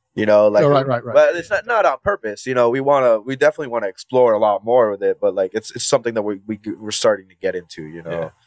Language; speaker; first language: English; non-native, fluent; Spanish